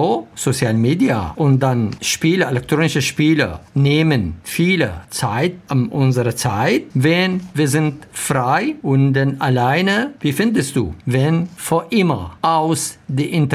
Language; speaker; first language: German; non-native, learner; Arabic